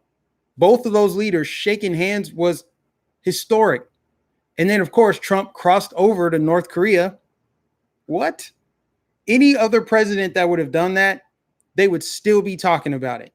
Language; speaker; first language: English; native; English